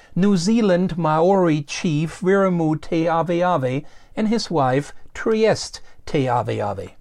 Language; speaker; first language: English; non-native, fluent; German